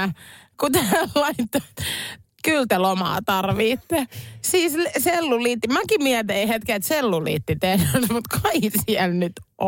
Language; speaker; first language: Finnish; native; Finnish